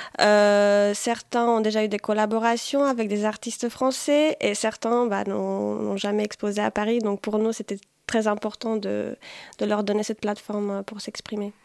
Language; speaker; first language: French; non-native, fluent; Polish